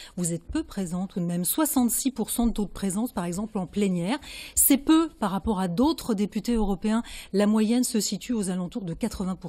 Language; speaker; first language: French; native; French